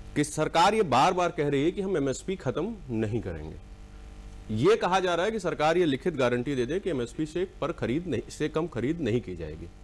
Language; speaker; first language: Hindi; native; Hindi